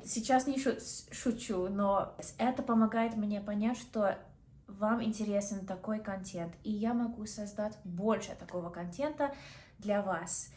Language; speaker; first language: Russian; non-native, fluent; English